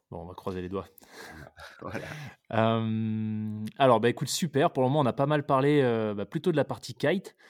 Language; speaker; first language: French; native; French